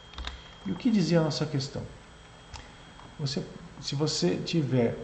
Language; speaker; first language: Portuguese; native; Portuguese